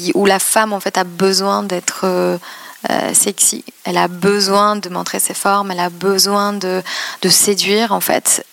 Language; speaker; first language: French; non-native, fluent; Polish